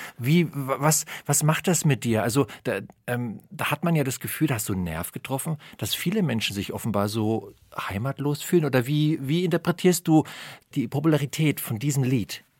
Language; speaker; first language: German; native; German